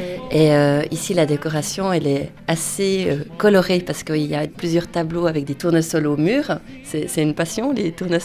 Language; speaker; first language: French; native; French